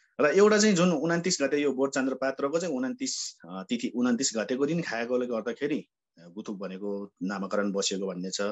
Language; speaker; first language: Nepali; non-native, local second language; Sherpa